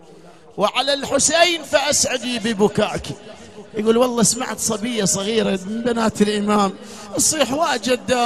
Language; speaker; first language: Arabic; native; Arabic